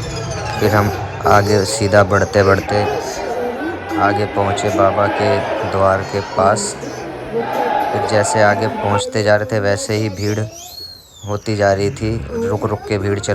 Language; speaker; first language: Hindi; native; Hindi